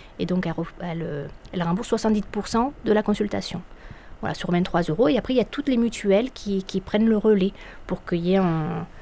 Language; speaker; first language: French; native; French